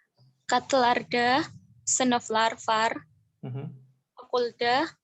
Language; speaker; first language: Turkish; non-native, learner; Indonesian